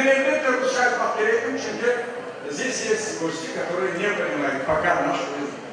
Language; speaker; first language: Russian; non-native, local second language; Crimean Tatar